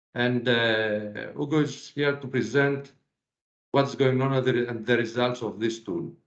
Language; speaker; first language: English; non-native, fluent; Greek